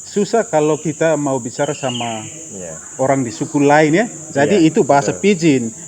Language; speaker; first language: Indonesian; non-native, fluent; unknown